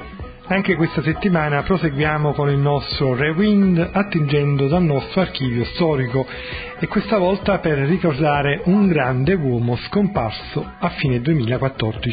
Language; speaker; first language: Italian; native; Italian